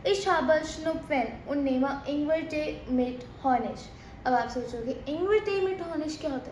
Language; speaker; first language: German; non-native, fluent; Hindi